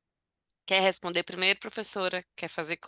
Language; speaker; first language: Portuguese; native; Portuguese